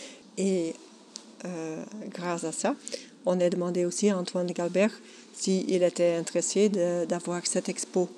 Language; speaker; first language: French; non-native, local second language; Dutch